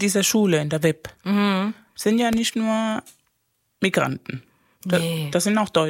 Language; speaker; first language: German; non-native, fluent; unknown